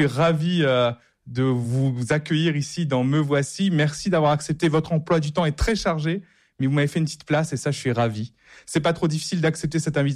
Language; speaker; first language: French; native; French